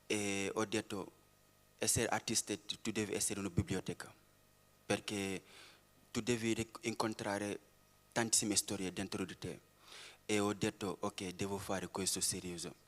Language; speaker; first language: Italian; non-native, learner; Wolof